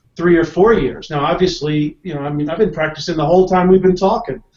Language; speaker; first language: English; native; English